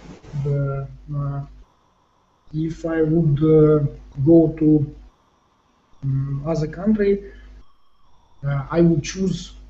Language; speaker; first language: English; non-native, fluent; Ukrainian